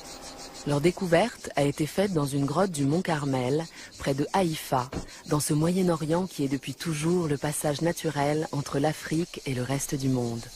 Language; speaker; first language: French; native; French